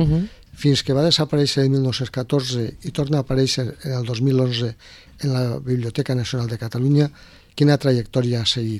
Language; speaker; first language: Catalan; native; Catalan